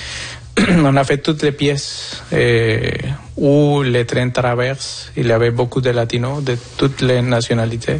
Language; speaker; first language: French; non-native, fluent; Spanish